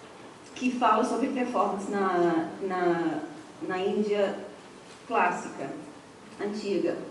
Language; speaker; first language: Portuguese; non-native, fluent; English